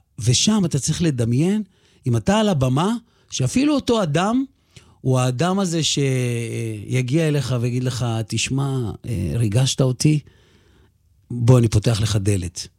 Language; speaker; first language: Hebrew; early bilingual, other home language; Russian